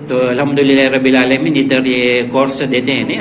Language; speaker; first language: Hindi; non-native, learner; Gujarati